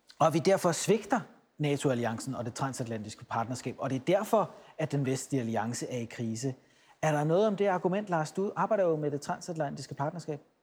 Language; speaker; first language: Danish; native; Danish